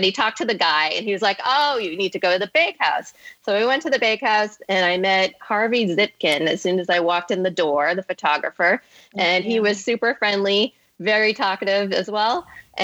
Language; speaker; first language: English; native; English